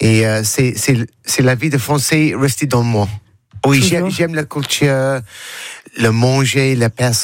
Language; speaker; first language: French; non-native, learner; English